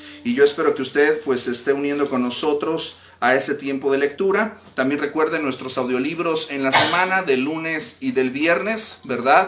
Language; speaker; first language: Spanish; native; Spanish